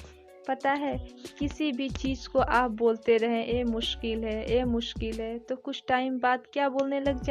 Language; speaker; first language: Hindi; native; Hindi